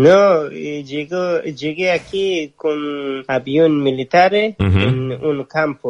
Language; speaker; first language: Spanish; non-native, learner; Persian